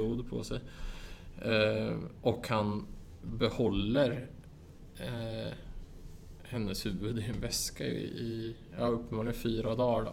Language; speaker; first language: Swedish; native; Swedish